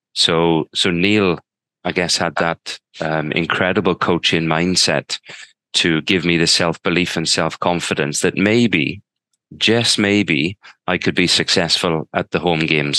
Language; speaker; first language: English; native; English